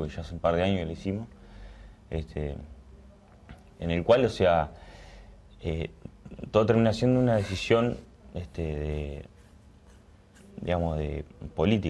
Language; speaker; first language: Spanish; native; Spanish